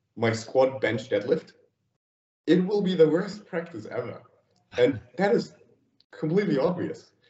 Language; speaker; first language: English; non-native, fluent; German